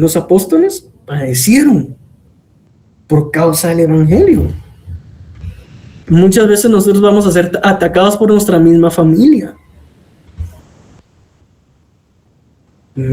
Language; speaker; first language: Spanish; native; Spanish